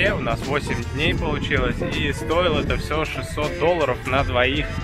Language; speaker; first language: Russian; native; Russian